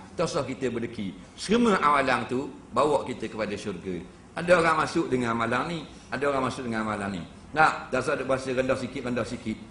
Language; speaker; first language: Malay; native; Malay